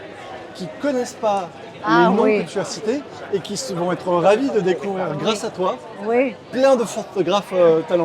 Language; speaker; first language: French; native; French